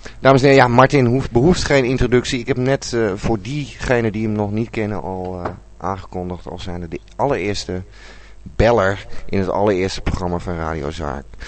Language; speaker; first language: Dutch; native; Dutch